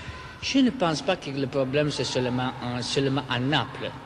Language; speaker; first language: French; non-native, fluent; Italian